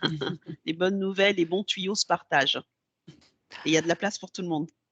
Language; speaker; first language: French; native; French